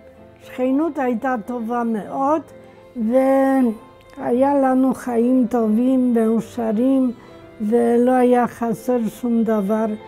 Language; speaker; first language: Hebrew; non-native, fluent; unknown